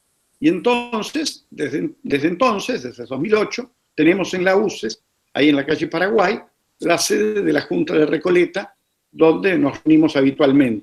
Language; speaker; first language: Spanish; native; Spanish